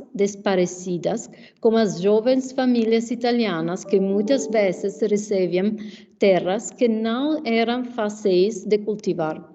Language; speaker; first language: Portuguese; non-native, fluent; Italian